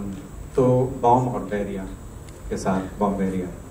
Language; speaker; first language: Hindi; non-native, fluent; English